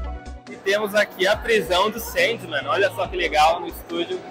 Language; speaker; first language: Portuguese; native; Portuguese